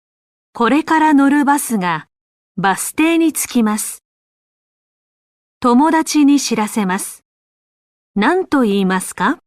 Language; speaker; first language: Japanese; non-native, learner; Indonesian